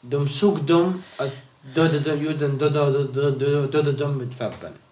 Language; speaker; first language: Swedish; non-native, learner; Arabic